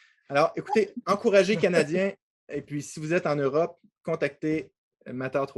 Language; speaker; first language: French; native; French